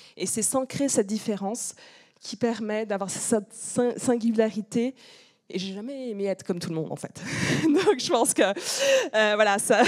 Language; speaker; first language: French; native; French